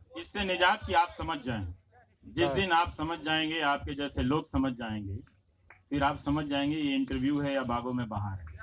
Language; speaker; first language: Hindi; non-native, local second language; Bhojpuri